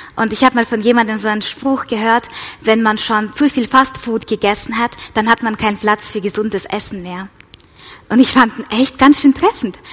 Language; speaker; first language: German; non-native, fluent; Russian